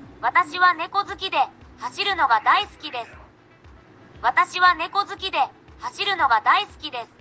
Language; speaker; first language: Japanese; non-native, learner; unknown